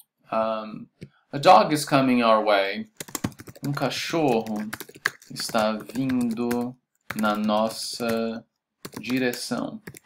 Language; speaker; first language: Portuguese; native; Portuguese